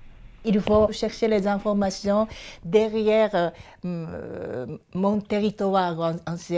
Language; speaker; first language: French; non-native, fluent; Japanese